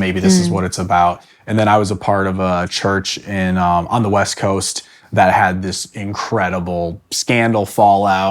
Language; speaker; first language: English; native; English